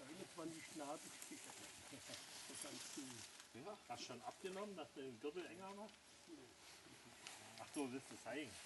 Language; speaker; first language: German; non-native, fluent; French